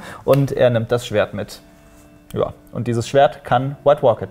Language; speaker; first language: German; native; German